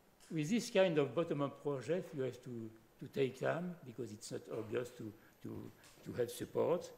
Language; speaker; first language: English; non-native, fluent; French